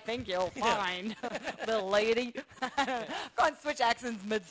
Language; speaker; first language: English; native; English